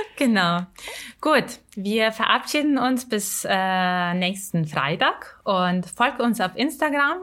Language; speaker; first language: German; non-native, fluent; Ukrainian